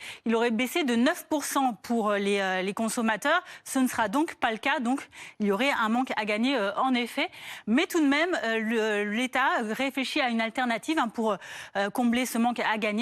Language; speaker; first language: French; native; French